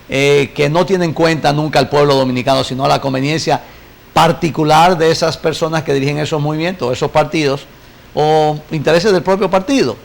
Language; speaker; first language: Spanish; native; Spanish